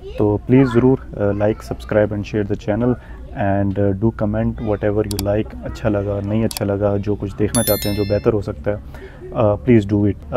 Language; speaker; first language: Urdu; non-native, local second language; Punjabi